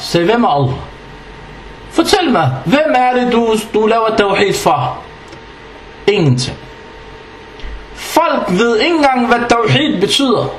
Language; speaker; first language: Danish; non-native, fluent; Arabic